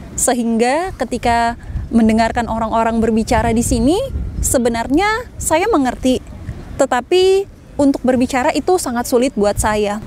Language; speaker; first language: Indonesian; native; Indonesian